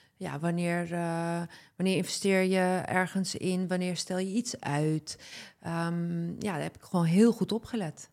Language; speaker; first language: Dutch; early bilingual, other home language; Arabic